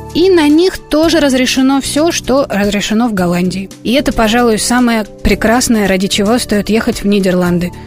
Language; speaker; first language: Russian; native; Russian